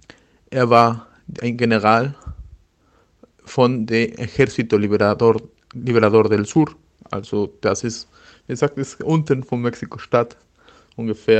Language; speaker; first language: German; non-native, learner; Spanish